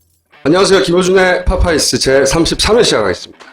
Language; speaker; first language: Korean; native; Korean